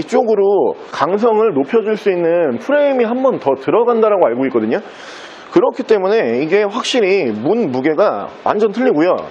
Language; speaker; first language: Korean; native; Korean